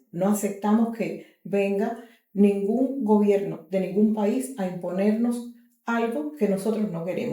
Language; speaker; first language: Spanish; native; Spanish